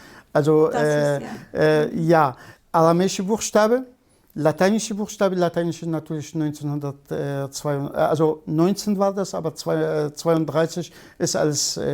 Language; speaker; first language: German; non-native, fluent; Kurdish